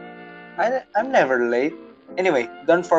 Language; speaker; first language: English; non-native, fluent; Indonesian